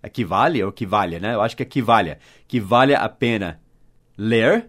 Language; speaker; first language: Portuguese; non-native, fluent; English